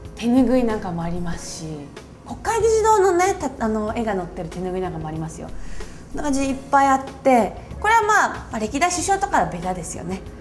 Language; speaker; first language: Japanese; early bilingual, heritage; Japanese